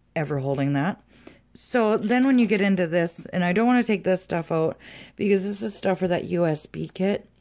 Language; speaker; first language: English; native; English